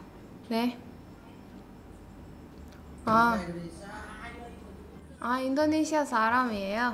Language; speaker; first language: Korean; non-native, learner; Indonesian